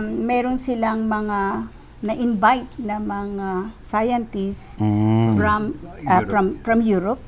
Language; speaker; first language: Filipino; native; Filipino